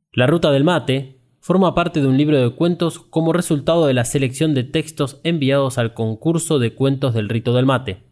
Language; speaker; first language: Spanish; native; Spanish